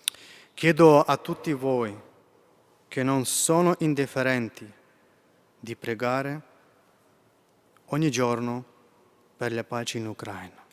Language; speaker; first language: Italian; non-native, fluent; Ukrainian